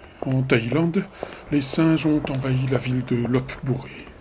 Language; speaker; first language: French; native; French